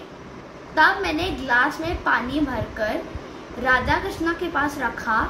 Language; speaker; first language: Hindi; native; Hindi